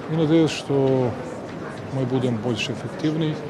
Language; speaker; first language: Russian; non-native, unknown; Serbian